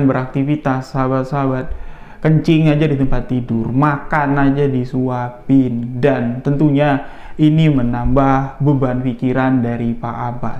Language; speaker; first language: Indonesian; native; Indonesian